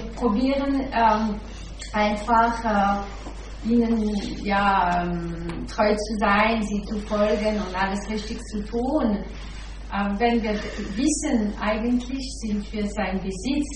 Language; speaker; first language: German; non-native, fluent; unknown